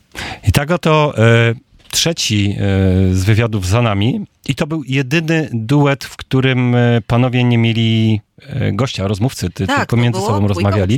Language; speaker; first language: Polish; native; Polish